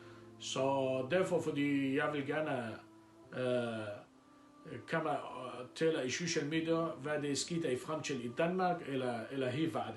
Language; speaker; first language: Danish; non-native, learner; Arabic